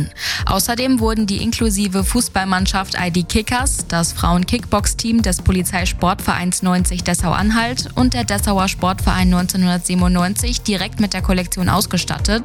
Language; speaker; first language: German; native; German